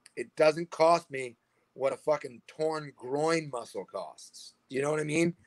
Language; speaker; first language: English; native; English